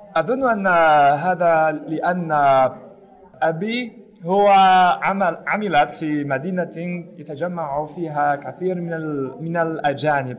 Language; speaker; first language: Arabic; non-native, fluent; Chinese